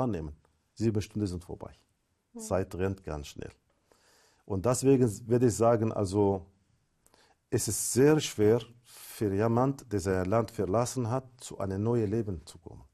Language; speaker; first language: German; non-native, fluent; Arabic